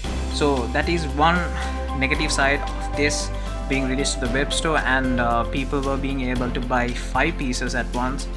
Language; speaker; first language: English; non-native, fluent; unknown